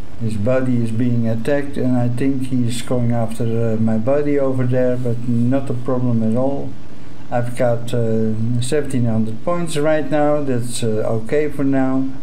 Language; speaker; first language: English; non-native, fluent; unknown